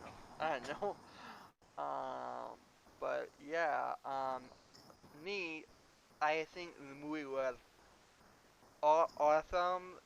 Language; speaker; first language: English; non-native, learner; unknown